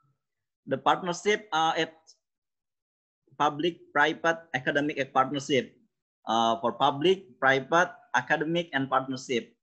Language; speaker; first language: English; non-native, learner; Indonesian